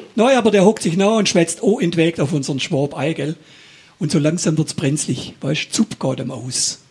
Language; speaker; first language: German; native; German